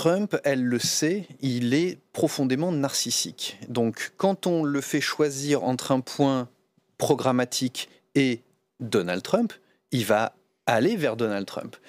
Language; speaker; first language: French; native; French